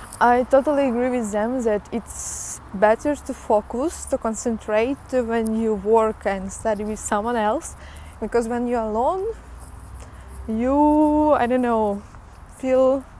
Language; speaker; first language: English; non-native, learner; Ukrainian